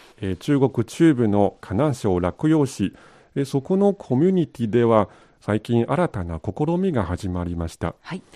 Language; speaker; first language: Japanese; non-native, fluent; Chinese